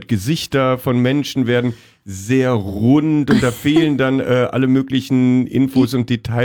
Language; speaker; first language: German; native; German